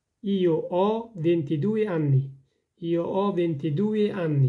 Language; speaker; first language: Italian; non-native, learner; Persian